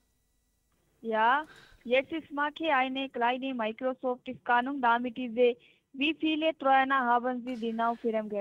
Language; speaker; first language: German; non-native, learner; Hindi